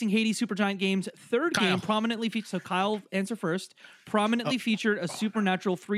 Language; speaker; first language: English; native; English